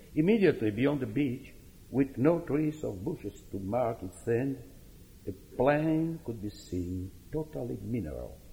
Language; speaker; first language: English; non-native, fluent; Italian